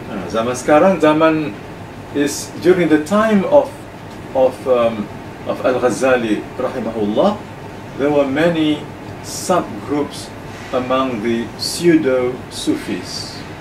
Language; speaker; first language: English; non-native, local second language; Malay